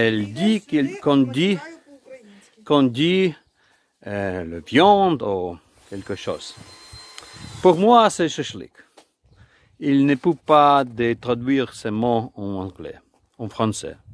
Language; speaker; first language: French; non-native, learner; Ukrainian